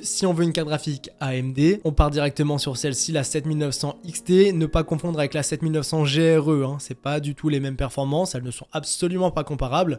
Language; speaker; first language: French; native; French